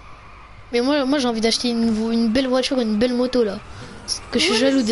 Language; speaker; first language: French; native; French